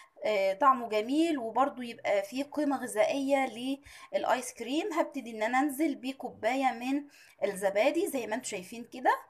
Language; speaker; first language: Arabic; native; Arabic